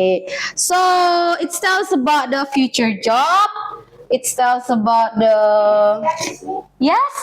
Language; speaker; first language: English; non-native, learner; Indonesian